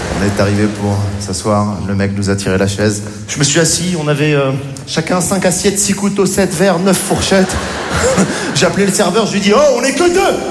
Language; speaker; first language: French; native; French